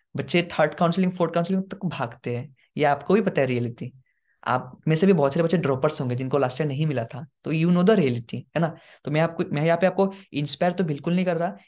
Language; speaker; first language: Hindi; non-native, local second language; Assamese